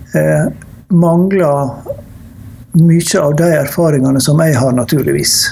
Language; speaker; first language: Norwegian; native; Norwegian